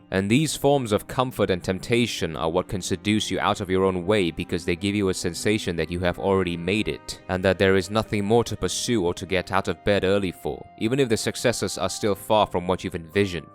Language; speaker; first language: English; non-native, fluent; Korean